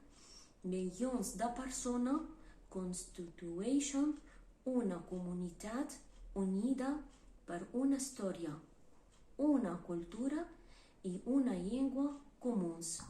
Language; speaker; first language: Catalan; non-native, learner; Kurdish